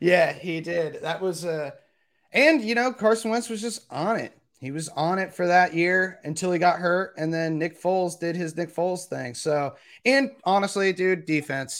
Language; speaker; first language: English; native; English